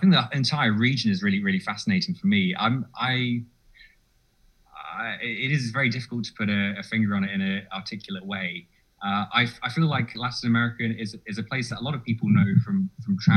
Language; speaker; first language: English; native; English